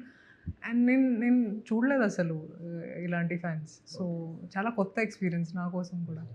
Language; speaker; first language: Telugu; non-native, fluent; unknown